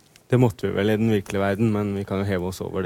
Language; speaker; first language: Norwegian; native; Norwegian